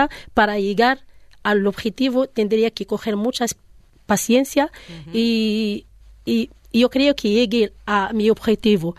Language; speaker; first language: Spanish; non-native, learner; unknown